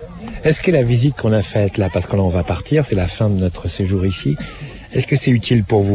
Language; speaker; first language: French; native; French